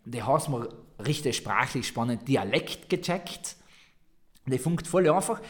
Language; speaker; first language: German; native; German